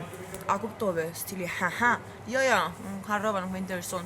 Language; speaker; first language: Albanian; non-native, learner; English